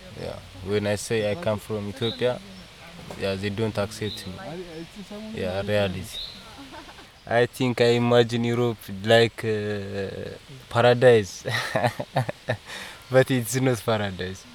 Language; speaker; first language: English; non-native, learner; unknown